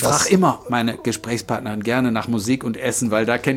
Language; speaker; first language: German; native; German